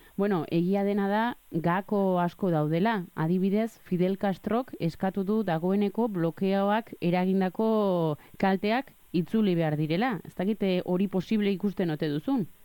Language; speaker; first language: Basque; native; Basque